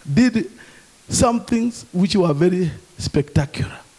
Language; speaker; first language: English; non-native, local second language; Swahili